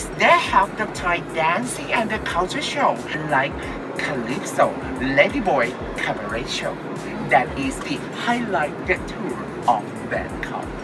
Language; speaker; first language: English; non-native, learner; Thai